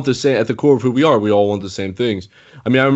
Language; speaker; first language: English; native; English